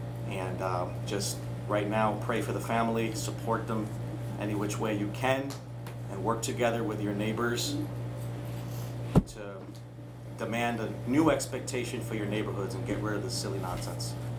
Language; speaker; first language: English; early bilingual, other home language; Spanish